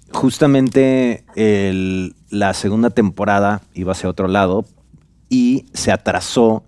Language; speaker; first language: Spanish; native; Spanish